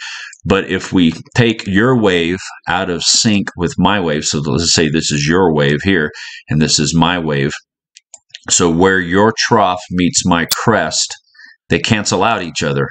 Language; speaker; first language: English; native; English